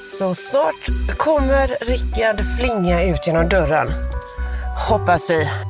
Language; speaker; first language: Swedish; native; Swedish